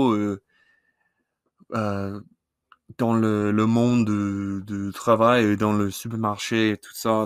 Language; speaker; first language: French; non-native, learner; English